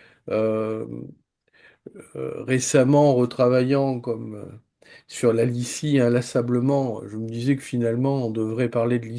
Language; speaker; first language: French; native; French